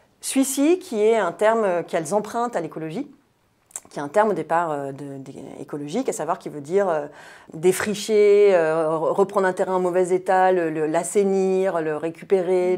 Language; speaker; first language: French; native; French